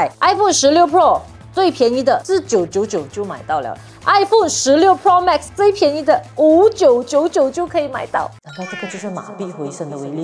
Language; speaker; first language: Chinese; non-native, local second language; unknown